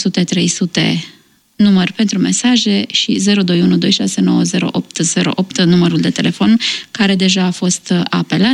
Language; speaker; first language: Romanian; native; Romanian